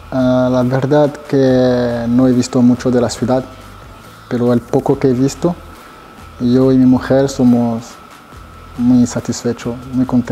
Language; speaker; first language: Spanish; non-native, fluent; French